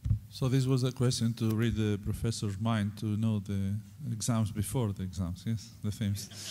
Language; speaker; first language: English; non-native, fluent; Greek